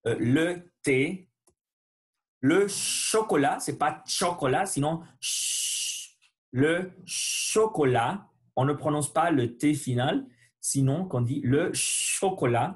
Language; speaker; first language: French; non-native, learner; Spanish